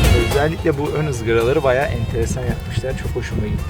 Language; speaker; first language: Turkish; native; Turkish